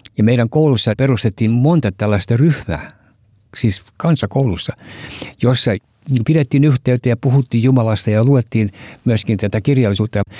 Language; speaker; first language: Finnish; non-native, fluent; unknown